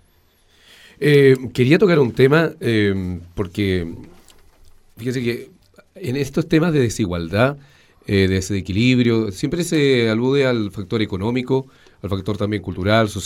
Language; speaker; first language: Spanish; native; Spanish